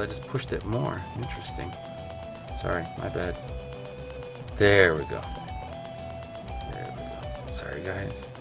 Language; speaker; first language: English; native; English